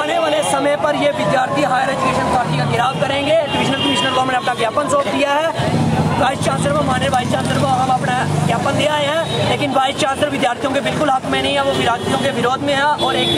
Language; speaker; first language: Hindi; non-native, local second language; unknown